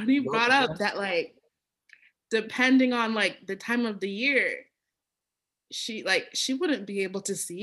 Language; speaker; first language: English; native; English